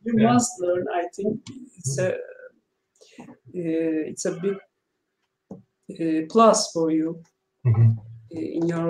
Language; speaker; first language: English; non-native, learner; Turkish